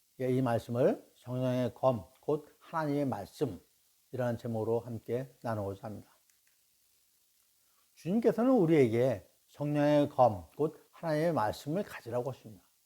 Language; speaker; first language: Korean; native; Korean